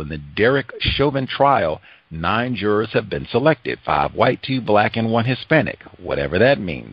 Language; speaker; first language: English; native; English